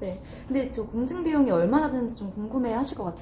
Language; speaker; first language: Korean; native; Korean